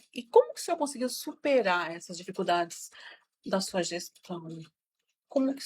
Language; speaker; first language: Portuguese; native; Portuguese